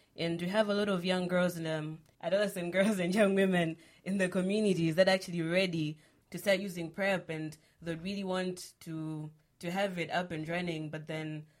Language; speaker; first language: English; non-native, local second language; Nyanja